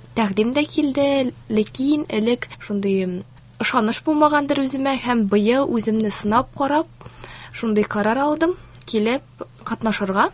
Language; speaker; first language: Tatar; early bilingual, heritage; Tatar